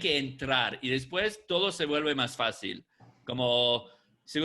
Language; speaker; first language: Spanish; non-native, fluent; English